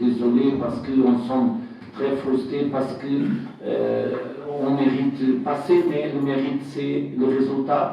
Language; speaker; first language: French; non-native, fluent; Portuguese